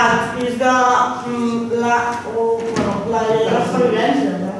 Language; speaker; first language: English; non-native, learner; Catalan